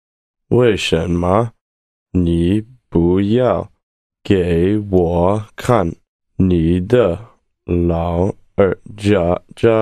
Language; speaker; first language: Chinese; non-native, learner; English